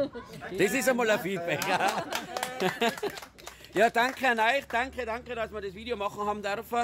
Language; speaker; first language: German; native; German